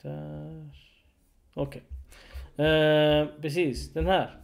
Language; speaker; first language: Swedish; non-native, learner; Urdu